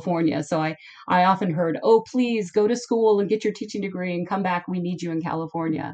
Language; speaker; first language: English; native; English